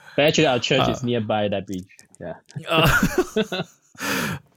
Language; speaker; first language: English; non-native, local second language; Cantonese